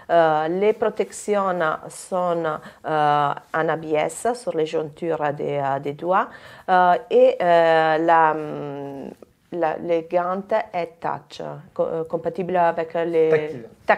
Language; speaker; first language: French; non-native, fluent; Italian